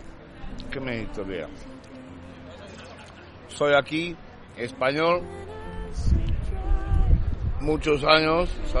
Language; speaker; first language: Spanish; non-native, learner; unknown